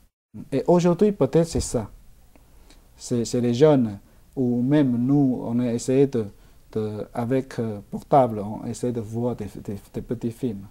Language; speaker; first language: French; non-native, fluent; Chinese